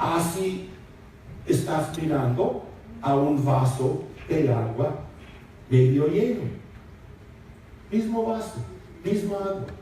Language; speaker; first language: Spanish; non-native, fluent; English